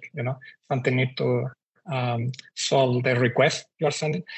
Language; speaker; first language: English; non-native, fluent; Spanish